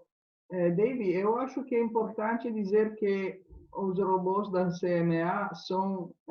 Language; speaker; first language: Portuguese; non-native, fluent; Italian